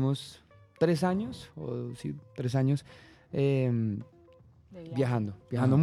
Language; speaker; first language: Spanish; native; Spanish